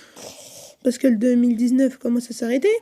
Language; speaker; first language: French; native; French